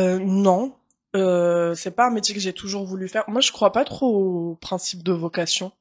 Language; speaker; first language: French; early bilingual, other home language; Arabic